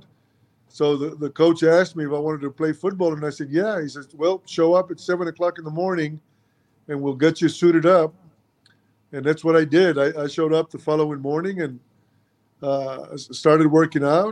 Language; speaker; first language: English; early bilingual, other home language; Spanish